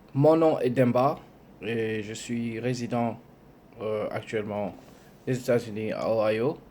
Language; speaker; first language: French; non-native, local second language; Wolof